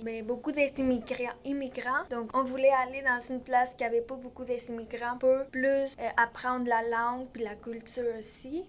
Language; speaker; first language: French; early bilingual, other home language; Spanish